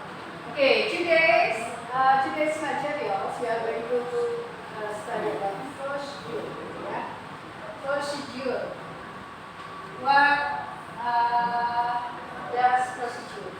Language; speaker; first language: English; non-native, learner; Indonesian